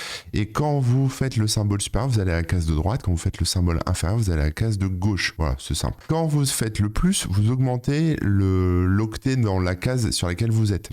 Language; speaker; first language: French; native; French